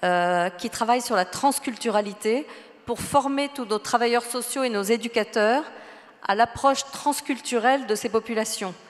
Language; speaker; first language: French; native; French